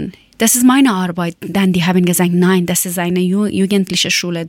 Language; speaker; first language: German; non-native, learner; Persian